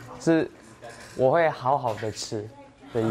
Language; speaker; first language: Chinese; non-native, learner; Korean